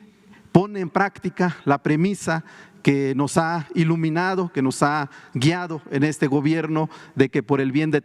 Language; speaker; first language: Spanish; non-native, local second language; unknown